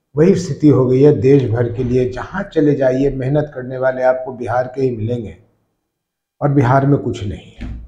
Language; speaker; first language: Hindi; native; Hindi